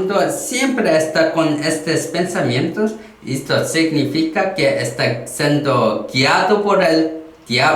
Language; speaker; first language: Spanish; non-native, learner; Korean